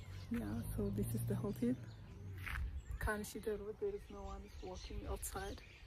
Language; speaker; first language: English; non-native, fluent; Amharic